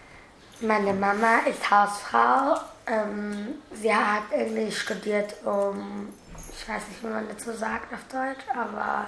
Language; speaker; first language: German; early bilingual, other home language; Turkish